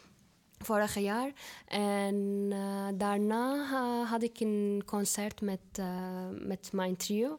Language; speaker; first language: Dutch; non-native, fluent; Arabic